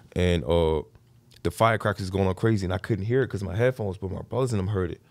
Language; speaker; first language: English; native; English